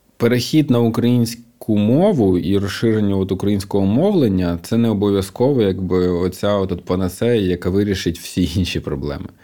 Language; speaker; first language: Ukrainian; non-native, local second language; Russian